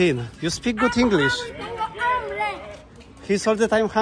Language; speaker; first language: English; non-native, learner; Polish